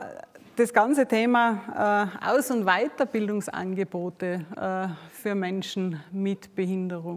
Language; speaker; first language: German; native; German